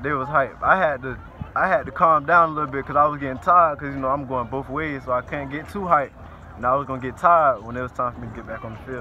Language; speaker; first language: English; native; English